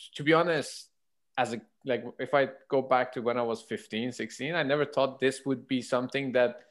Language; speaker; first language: English; non-native, fluent; Persian